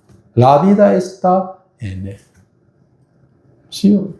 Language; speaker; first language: Spanish; non-native, fluent; Korean